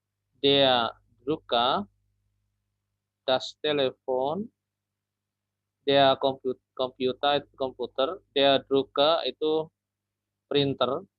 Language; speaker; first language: German; non-native, fluent; Indonesian